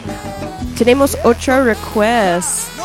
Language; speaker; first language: Spanish; non-native, learner; English